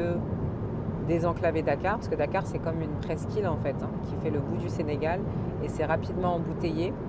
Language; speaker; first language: French; native; French